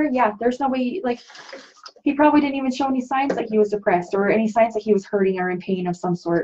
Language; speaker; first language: English; native; English